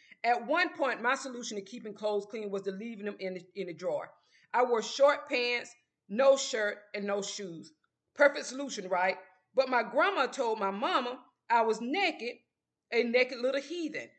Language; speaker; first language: English; native; English